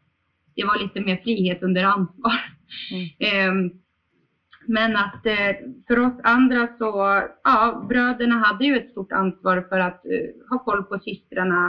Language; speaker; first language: Swedish; early bilingual, other home language; Bosnian